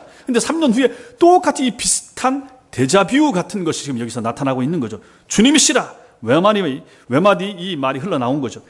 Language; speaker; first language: Korean; native; Korean